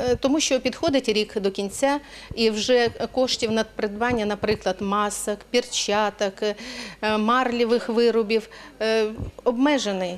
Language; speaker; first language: Ukrainian; native; Ukrainian